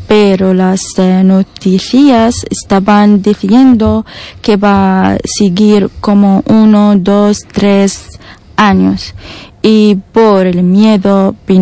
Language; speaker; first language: Spanish; non-native, learner; Arabic